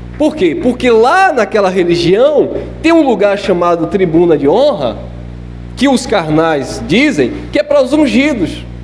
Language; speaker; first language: Portuguese; native; Portuguese